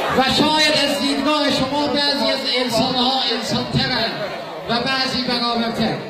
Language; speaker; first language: Persian; non-native, local second language; Azerbaijani